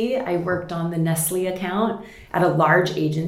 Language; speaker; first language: English; native; English